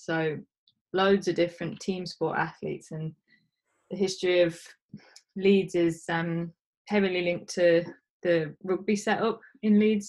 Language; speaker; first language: English; native; English